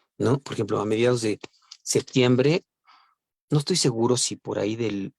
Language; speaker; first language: Spanish; native; Spanish